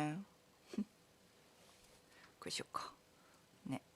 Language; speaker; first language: Japanese; native; Japanese